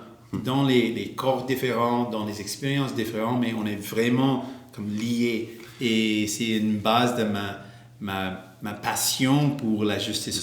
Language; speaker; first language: French; non-native, local second language; English